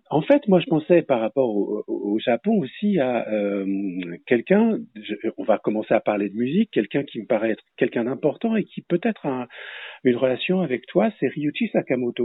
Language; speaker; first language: French; native; French